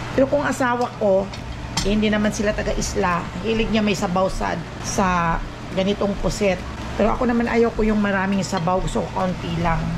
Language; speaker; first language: Filipino; non-native, local second language; Aklanon